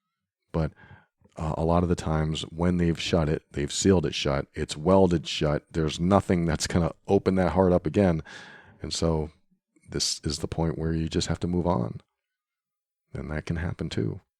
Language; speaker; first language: English; native; English